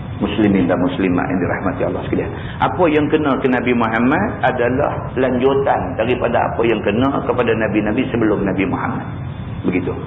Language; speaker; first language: Malay; native; Malay